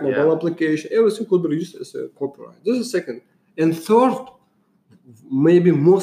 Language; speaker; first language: English; non-native, learner; Uzbek